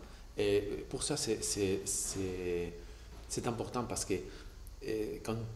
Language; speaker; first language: French; non-native, fluent; Spanish